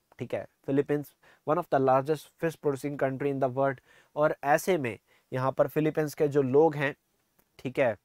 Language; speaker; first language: Hindi; non-native, local second language; Punjabi